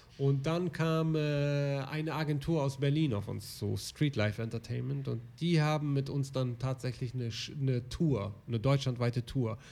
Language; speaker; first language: German; early bilingual, other home language; Arabic